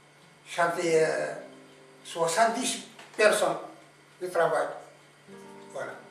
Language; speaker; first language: French; non-native, learner; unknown